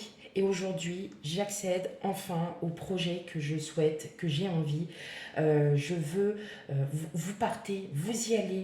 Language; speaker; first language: French; native; French